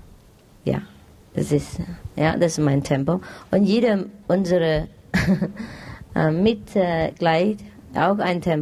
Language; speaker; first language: German; non-native, learner; Vietnamese